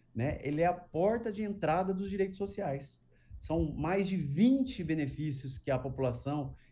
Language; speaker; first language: Portuguese; native; Portuguese